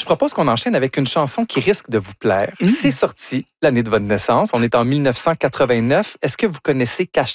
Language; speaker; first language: French; native; French